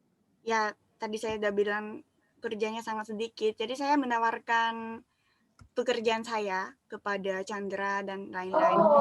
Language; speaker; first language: Indonesian; non-native, fluent; Japanese